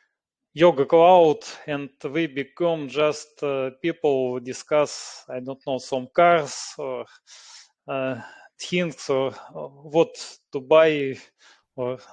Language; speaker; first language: English; non-native, learner; Russian